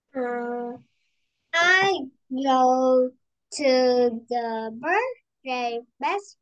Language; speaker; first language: English; non-native, learner; Vietnamese